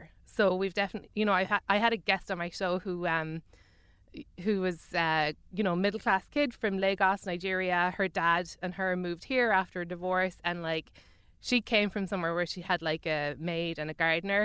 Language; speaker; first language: English; native; English